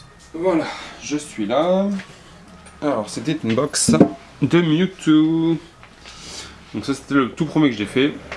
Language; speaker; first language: French; native; French